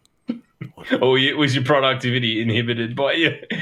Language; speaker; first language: English; native; English